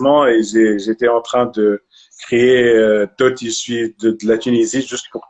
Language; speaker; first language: French; non-native, local second language; Arabic